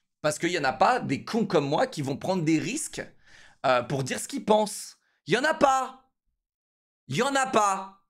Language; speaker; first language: French; native; French